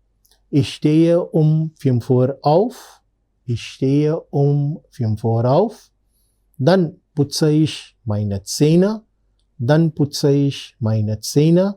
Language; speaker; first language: German; non-native, learner; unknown